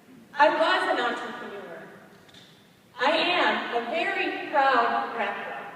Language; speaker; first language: English; native; English